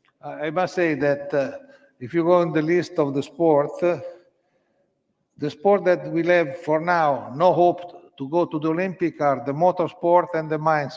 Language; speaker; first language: English; non-native, learner; Italian